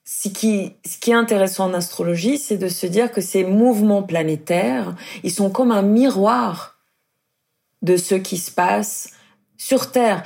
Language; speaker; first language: French; non-native, fluent; Portuguese